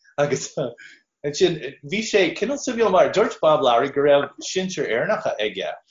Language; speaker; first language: Irish; non-native, fluent; English